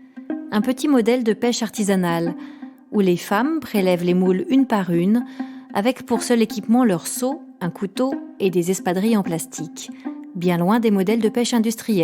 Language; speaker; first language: French; native; French